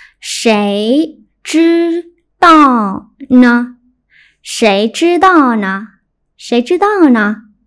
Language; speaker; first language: Chinese; non-native, fluent; Vietnamese